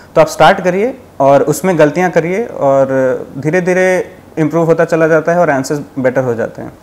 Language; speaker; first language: Hindi; native; Hindi